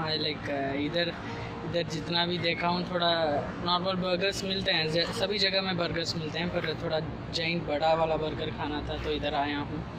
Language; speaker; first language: Hindi; non-native, local second language; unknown